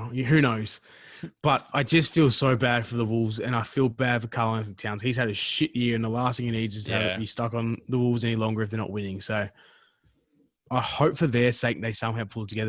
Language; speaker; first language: English; native; English